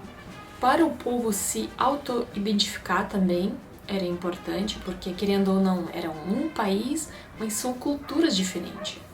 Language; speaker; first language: Portuguese; non-native, fluent; Russian